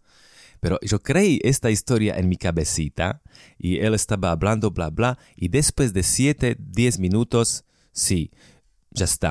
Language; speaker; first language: Spanish; non-native, fluent; Slovak